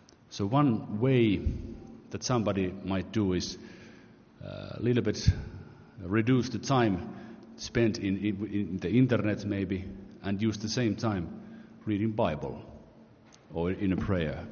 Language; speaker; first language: English; non-native, fluent; Finnish